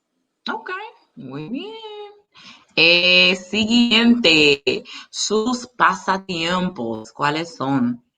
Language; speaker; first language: Spanish; non-native, learner; English